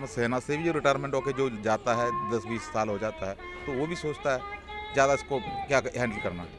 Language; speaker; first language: Hindi; non-native, local second language; Malayalam